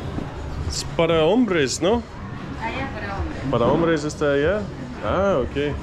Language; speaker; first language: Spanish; non-native, learner; English